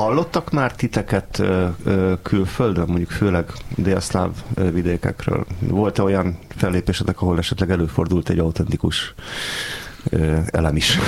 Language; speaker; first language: Hungarian; native; Hungarian